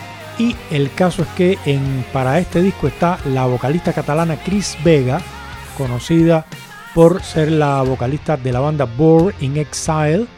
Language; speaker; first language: Spanish; native; Spanish